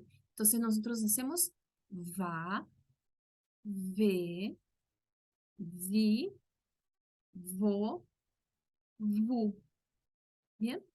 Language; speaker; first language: Spanish; non-native, local second language; Portuguese